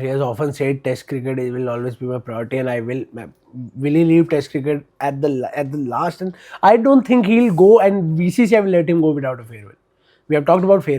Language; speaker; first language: English; non-native, local second language; Hindi